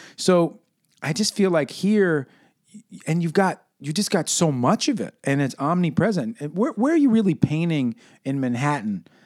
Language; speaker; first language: English; native; English